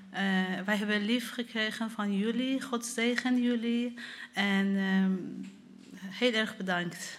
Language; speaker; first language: Dutch; non-native, learner; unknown